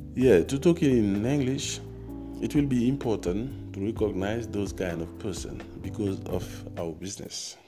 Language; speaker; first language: English; non-native, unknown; Wolof